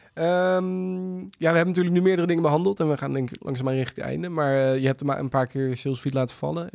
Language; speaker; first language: Dutch; native; Dutch